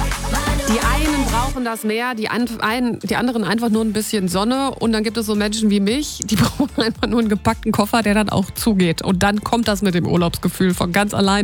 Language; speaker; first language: German; native; German